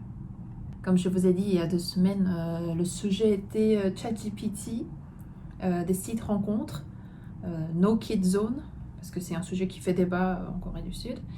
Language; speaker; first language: French; non-native, fluent; Korean